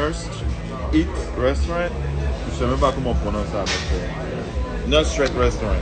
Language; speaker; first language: French; non-native, local second language; Baoulé